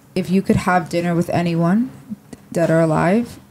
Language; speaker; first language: English; native; English